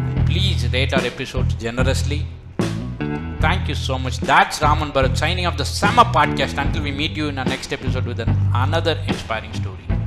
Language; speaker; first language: English; non-native, local second language; Tamil